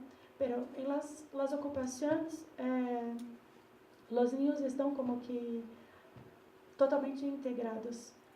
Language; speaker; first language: Spanish; non-native, learner; Portuguese